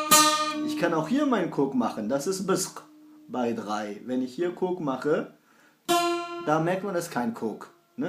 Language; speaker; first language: German; non-native, fluent; Kurdish